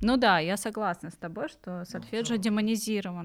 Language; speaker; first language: Russian; native; Russian